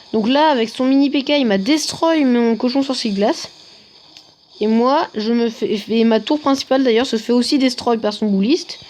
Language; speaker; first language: French; native; French